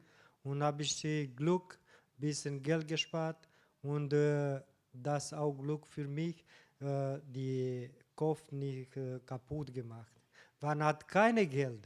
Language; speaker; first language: German; non-native, learner; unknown